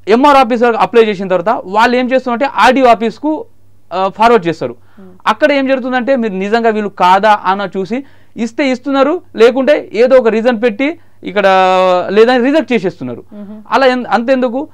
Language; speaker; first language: Telugu; non-native, local second language; Marathi